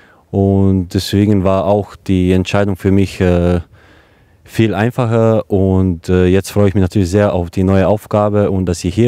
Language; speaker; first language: German; non-native, fluent; Croatian